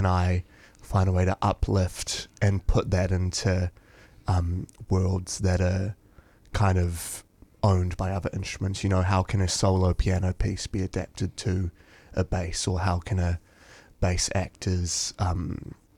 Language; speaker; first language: English; native; English